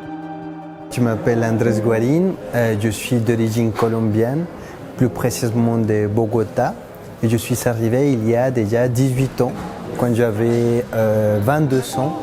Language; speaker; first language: French; non-native, fluent; Spanish